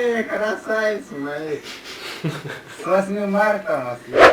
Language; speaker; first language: Russian; native; Russian